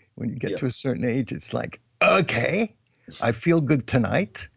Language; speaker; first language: English; native; English